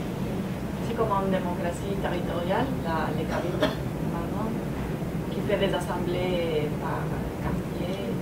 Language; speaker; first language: French; non-native, learner; Spanish